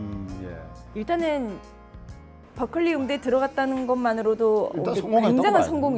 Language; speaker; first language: Korean; native; Korean